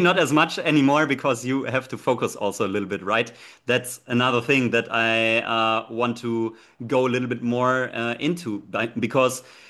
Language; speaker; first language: English; non-native, fluent; German